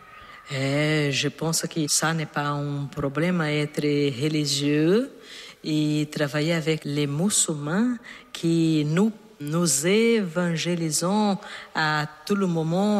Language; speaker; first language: French; non-native, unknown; Portuguese